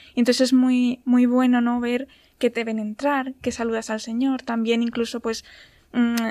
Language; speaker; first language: Spanish; native; Spanish